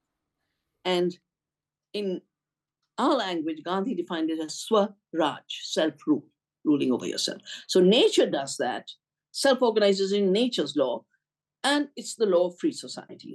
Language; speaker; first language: English; non-native, local second language; Hindi